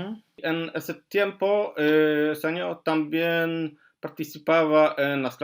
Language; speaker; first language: Spanish; non-native, learner; Polish